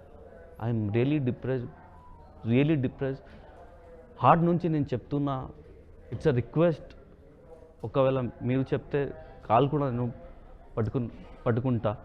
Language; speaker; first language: Telugu; non-native, local second language; Hindi